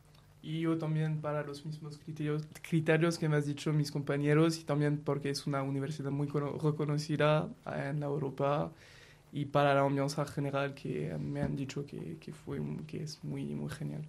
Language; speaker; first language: Spanish; non-native, learner; French